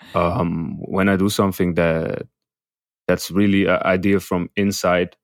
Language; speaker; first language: English; non-native, fluent; Dutch